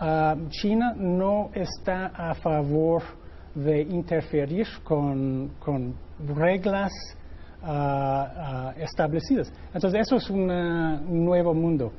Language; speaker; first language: Spanish; non-native, fluent; English